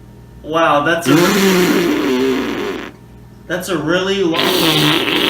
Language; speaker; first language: English; native; English